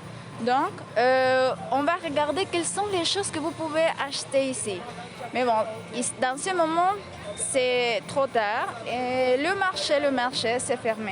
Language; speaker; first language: French; non-native, fluent; Spanish